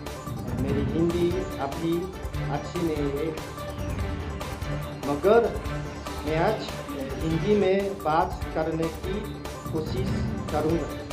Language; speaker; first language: Hindi; non-native, learner; Korean